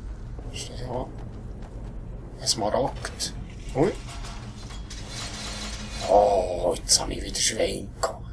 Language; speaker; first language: German; native; German